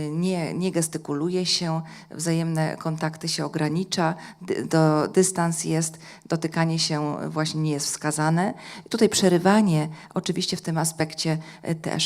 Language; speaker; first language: Polish; native; Polish